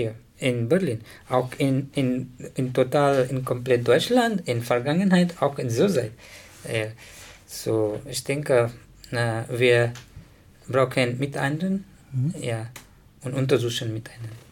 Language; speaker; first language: German; non-native, learner; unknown